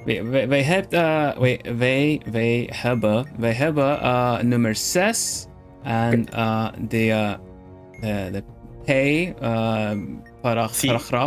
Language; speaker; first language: Dutch; non-native, learner; Swedish